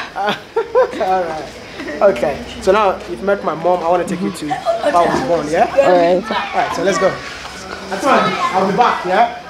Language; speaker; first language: English; non-native, local second language; Akan